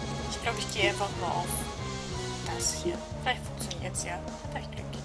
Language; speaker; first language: German; native; German